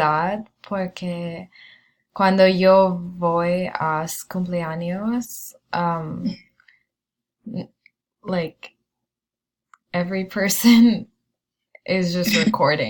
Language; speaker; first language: Spanish; non-native, learner; English